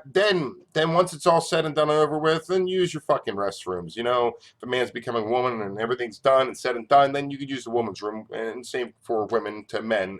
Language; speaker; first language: English; native; English